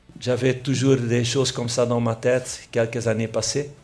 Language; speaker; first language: French; non-native, local second language; Dutch